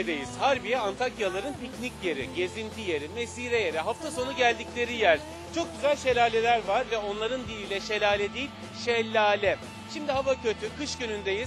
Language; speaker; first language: Turkish; native; Turkish